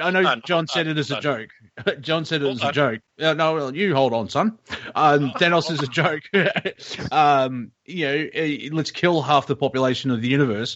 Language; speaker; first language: English; native; English